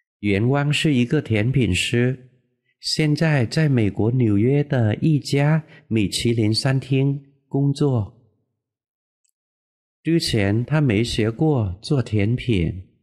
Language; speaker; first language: Chinese; non-native, fluent; Vietnamese